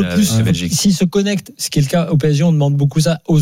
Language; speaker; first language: French; native; French